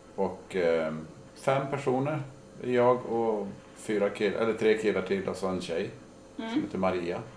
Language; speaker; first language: Swedish; native; Swedish